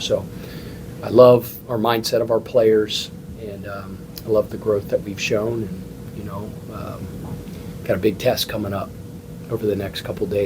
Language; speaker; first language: English; native; English